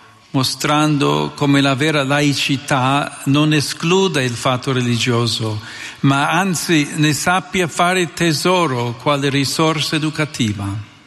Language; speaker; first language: Italian; non-native, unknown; English